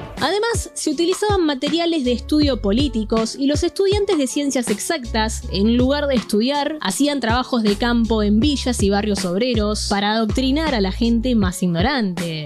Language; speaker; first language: Spanish; native; Spanish